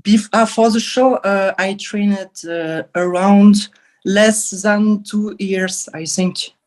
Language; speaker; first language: English; non-native, learner; French